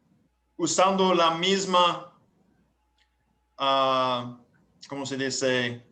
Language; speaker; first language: Spanish; non-native, learner; English